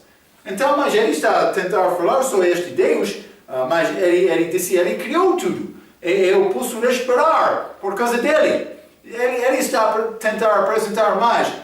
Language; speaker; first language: Portuguese; non-native, fluent; English